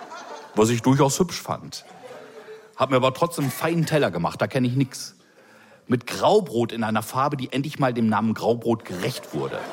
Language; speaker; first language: German; native; German